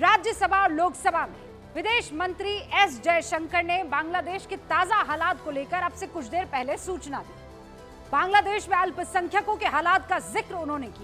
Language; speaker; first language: Hindi; native; Hindi